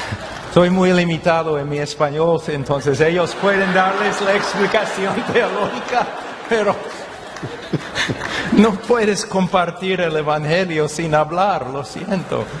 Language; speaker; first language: Spanish; non-native, fluent; English